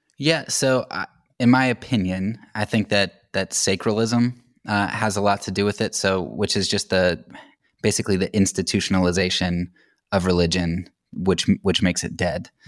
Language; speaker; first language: English; native; English